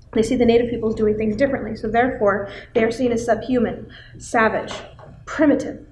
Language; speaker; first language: English; native; English